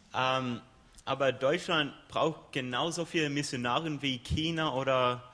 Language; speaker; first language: German; non-native, fluent; English